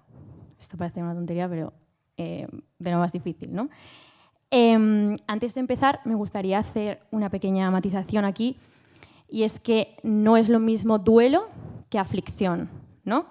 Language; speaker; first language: Spanish; native; Spanish